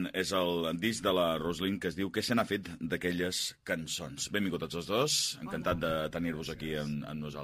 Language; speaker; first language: Catalan; native; Catalan